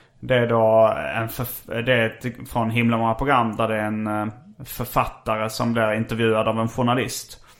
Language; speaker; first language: Swedish; native; Swedish